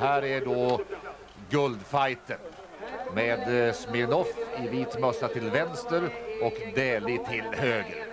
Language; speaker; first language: Swedish; native; Swedish